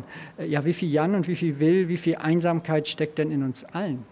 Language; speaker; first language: German; native; German